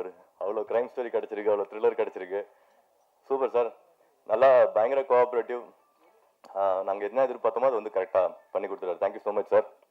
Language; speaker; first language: Tamil; native; Tamil